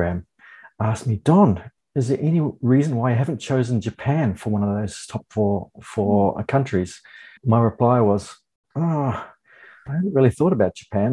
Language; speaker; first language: English; native; English